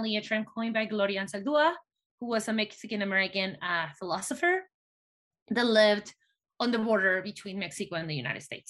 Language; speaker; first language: English; non-native, fluent; Spanish